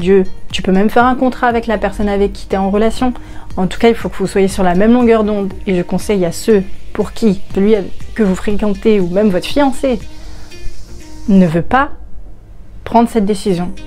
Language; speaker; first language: French; native; French